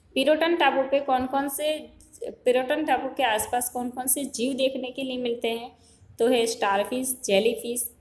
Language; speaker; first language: Hindi; non-native, local second language; Gujarati